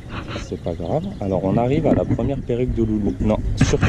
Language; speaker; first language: French; native; French